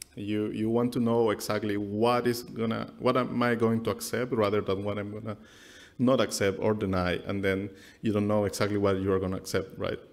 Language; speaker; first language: English; non-native, fluent; Spanish